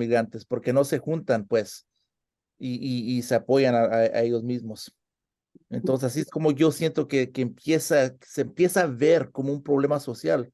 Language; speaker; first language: Spanish; early bilingual, heritage; Spanish